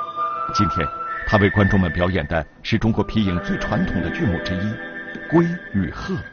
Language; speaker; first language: Chinese; native; Chinese